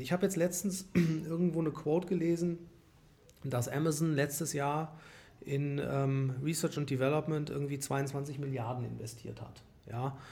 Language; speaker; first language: German; native; German